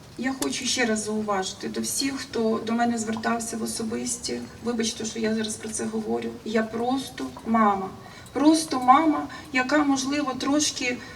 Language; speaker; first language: Ukrainian; non-native, local second language; Russian